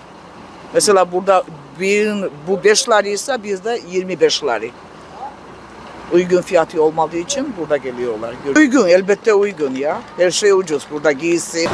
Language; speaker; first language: Turkish; non-native, learner; Georgian